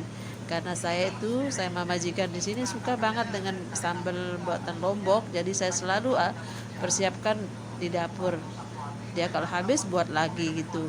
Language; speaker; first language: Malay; non-native, local second language; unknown